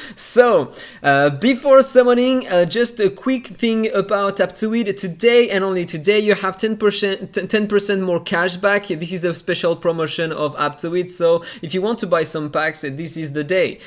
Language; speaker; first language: English; non-native, fluent; French